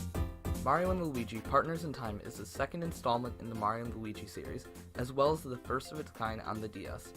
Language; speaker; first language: English; native; English